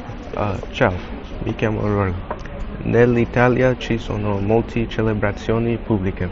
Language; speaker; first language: Italian; non-native, learner; English